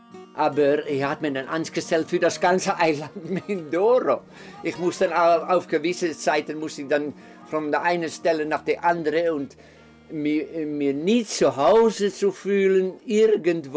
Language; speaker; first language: German; non-native, fluent; Dutch